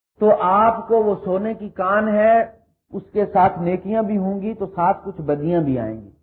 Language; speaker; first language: Urdu; native; Urdu